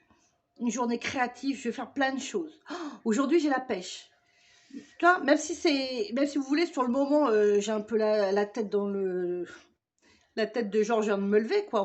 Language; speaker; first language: French; native; French